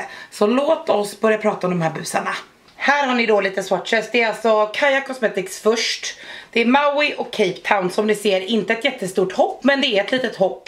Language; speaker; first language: Swedish; native; Swedish